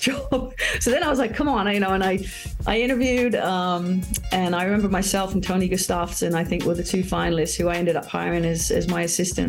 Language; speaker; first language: English; native; English